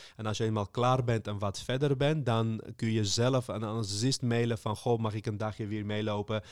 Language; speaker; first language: Dutch; early bilingual, other home language; Armenian